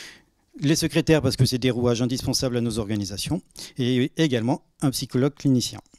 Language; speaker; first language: French; native; French